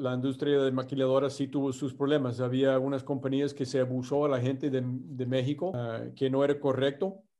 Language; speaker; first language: Spanish; non-native, fluent; English